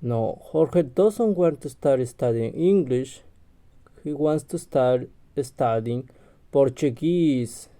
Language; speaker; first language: English; non-native, learner; Spanish